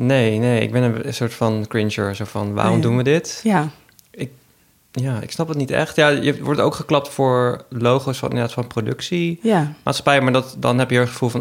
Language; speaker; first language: Dutch; native; Dutch